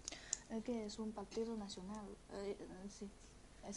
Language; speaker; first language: Spanish; non-native, fluent; Chinese